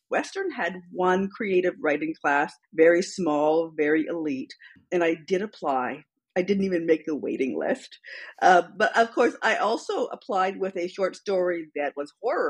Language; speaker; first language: English; native; English